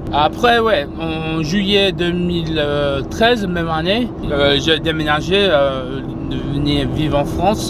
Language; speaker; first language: French; non-native, fluent; English